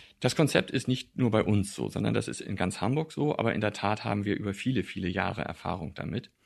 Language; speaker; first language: German; native; German